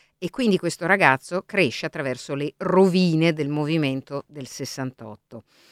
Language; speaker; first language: Italian; native; Italian